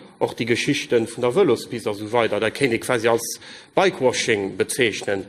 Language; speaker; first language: Luxembourgish; native; Luxembourgish